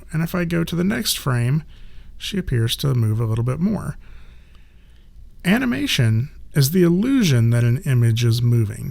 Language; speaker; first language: English; native; English